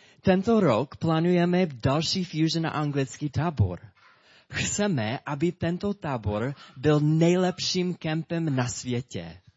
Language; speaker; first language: Czech; non-native, fluent; English